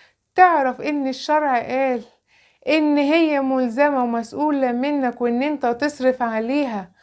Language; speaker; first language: Arabic; native; Arabic